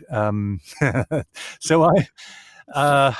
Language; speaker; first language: English; native; English